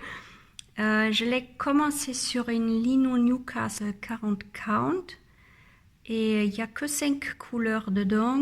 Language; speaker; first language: French; non-native, learner; German